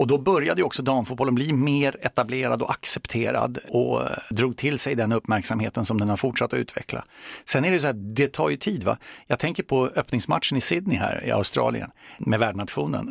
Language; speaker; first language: Swedish; native; Swedish